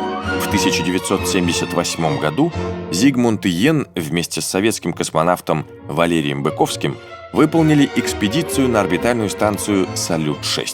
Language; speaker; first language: Russian; native; Russian